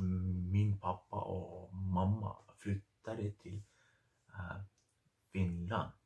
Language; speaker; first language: Swedish; non-native, learner; Finnish